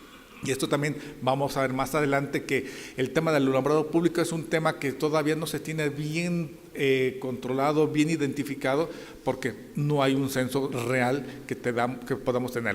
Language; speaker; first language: Spanish; native; Spanish